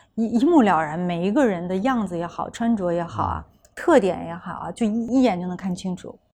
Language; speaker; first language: Chinese; native; Chinese